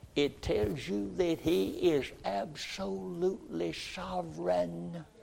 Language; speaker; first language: English; native; English